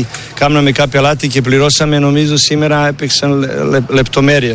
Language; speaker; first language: Greek; non-native, learner; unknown